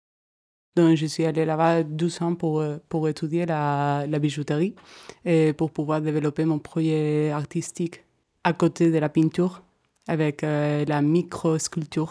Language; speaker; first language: French; non-native, fluent; Spanish